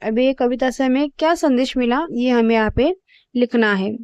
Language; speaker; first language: Hindi; non-native, local second language; Marathi